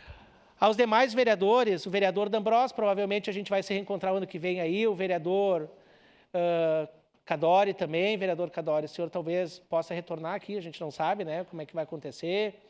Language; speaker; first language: Portuguese; native; Portuguese